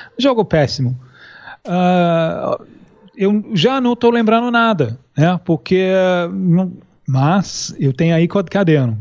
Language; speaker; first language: Portuguese; non-native, fluent; English